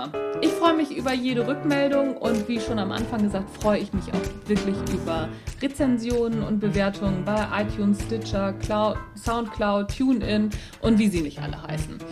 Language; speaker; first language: German; native; German